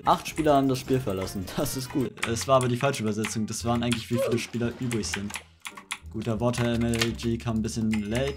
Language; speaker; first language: German; native; German